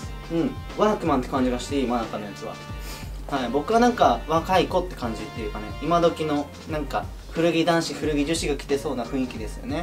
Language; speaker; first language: Japanese; native; Japanese